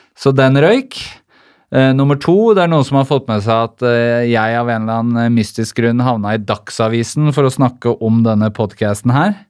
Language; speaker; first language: Norwegian; native; Norwegian